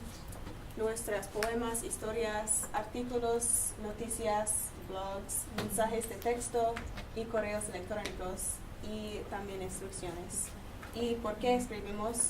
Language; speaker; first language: Spanish; non-native, learner; English